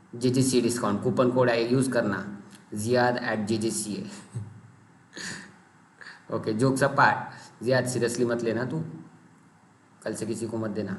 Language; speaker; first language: Hindi; non-native, local second language; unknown